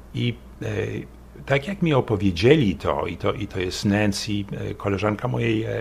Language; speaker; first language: Polish; early bilingual, other home language; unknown